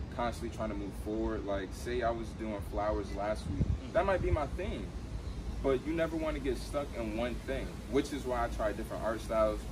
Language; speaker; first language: English; native; English